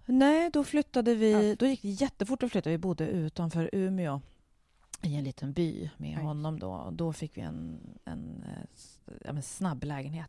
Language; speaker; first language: Swedish; native; Swedish